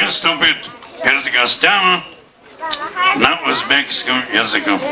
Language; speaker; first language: Russian; non-native, local second language; Uzbek